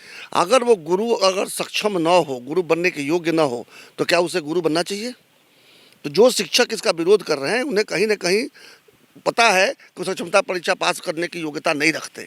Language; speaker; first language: Hindi; native; Hindi